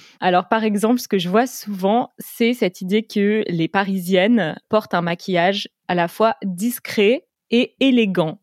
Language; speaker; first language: French; native; French